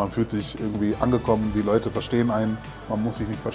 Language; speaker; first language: German; native; German